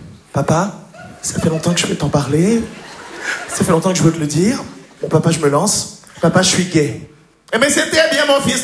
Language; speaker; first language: French; native; French